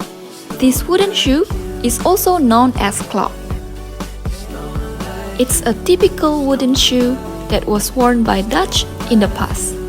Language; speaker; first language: English; non-native, fluent; Indonesian